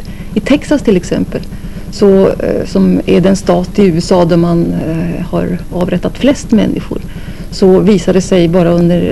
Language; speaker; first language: Swedish; native; Swedish